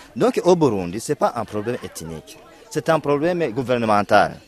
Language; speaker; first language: French; non-native, local second language; Kinyarwanda